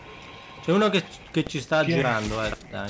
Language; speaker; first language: Italian; native; Italian